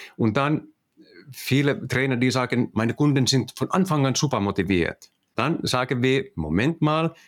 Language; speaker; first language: German; non-native, fluent; Finnish